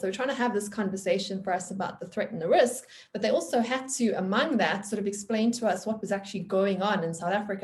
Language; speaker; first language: English; native; English